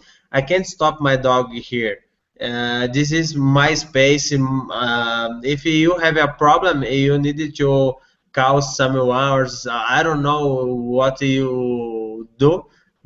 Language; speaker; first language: English; non-native, learner; Portuguese